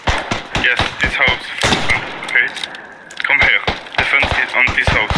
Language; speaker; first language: English; non-native, learner; French